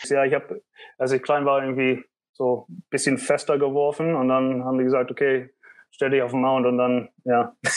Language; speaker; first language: German; early bilingual, heritage; German